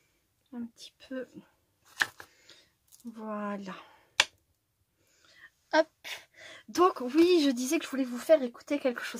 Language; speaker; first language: French; native; French